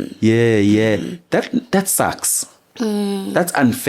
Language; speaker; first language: English; non-native, local second language; Zulu